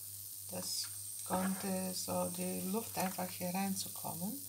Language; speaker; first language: German; non-native, learner; Bulgarian